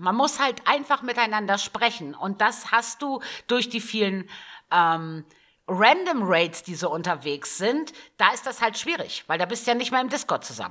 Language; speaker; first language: German; native; German